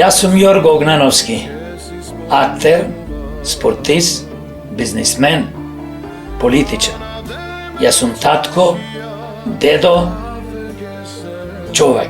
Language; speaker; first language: Macedonian; native; Macedonian